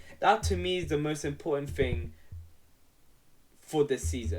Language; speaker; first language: English; native; English